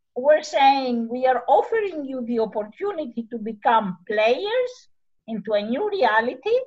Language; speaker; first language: English; non-native, fluent; Greek